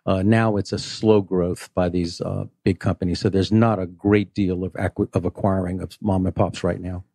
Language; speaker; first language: English; native; English